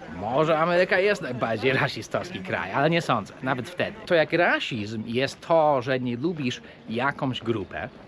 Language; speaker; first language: Polish; early bilingual, heritage; English